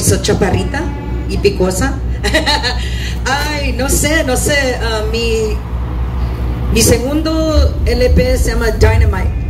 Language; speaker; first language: Spanish; early bilingual, heritage; English